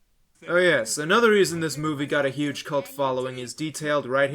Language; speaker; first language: English; native; English